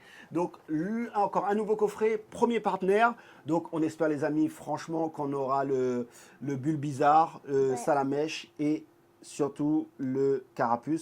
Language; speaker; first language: French; native; French